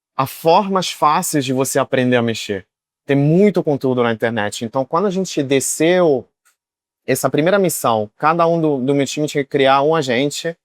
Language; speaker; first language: Portuguese; non-native, fluent; Italian